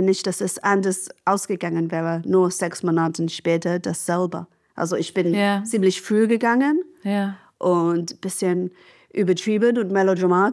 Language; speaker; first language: German; non-native, fluent; English